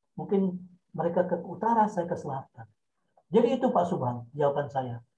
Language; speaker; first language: Indonesian; non-native, local second language; Minangkabau